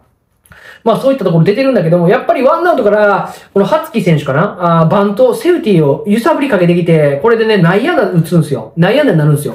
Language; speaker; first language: Japanese; native; Japanese